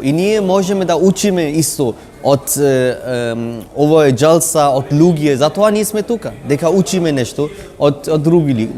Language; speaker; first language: Macedonian; non-native, local second language; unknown